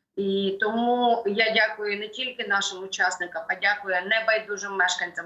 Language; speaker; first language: Ukrainian; native; Ukrainian